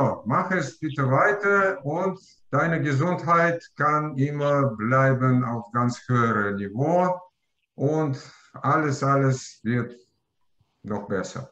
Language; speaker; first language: German; non-native, learner; Russian